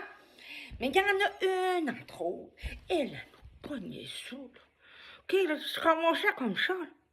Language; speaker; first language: French; native; French